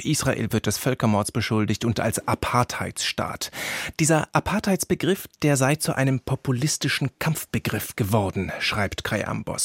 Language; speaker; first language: German; native; German